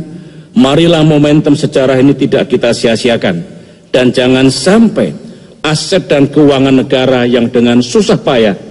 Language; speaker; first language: Indonesian; native; Indonesian